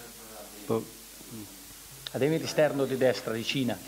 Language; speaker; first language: Italian; non-native, fluent; Portuguese